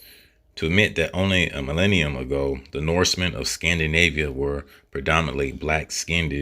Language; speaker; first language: English; native; English